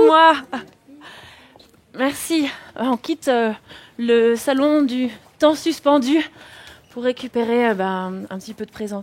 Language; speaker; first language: French; native; French